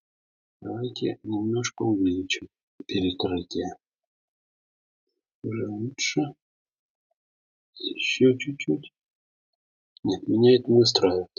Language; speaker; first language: Russian; native; Russian